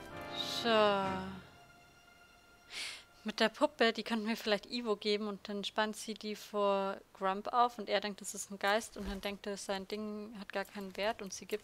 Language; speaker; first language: German; native; German